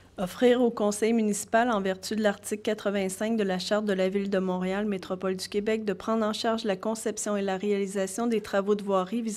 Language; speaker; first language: French; native; French